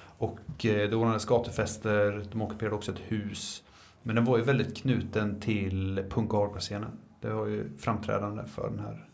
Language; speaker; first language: Swedish; native; Swedish